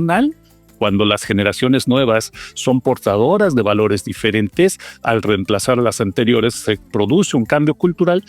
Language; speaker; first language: Spanish; native; Spanish